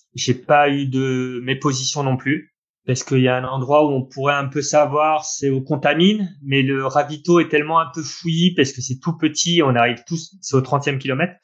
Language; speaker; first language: French; native; French